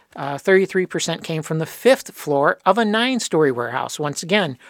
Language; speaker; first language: English; native; English